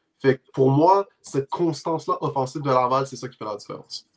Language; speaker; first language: French; native; French